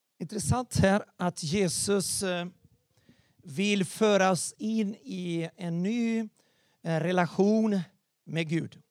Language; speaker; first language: Swedish; non-native, fluent; Portuguese